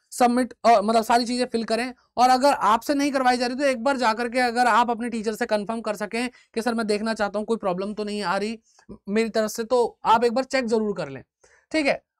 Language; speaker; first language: Hindi; native; Hindi